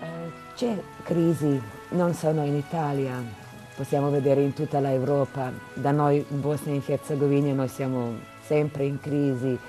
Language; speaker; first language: Italian; non-native, fluent; Croatian